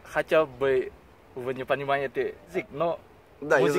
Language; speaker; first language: Russian; non-native, learner; Indonesian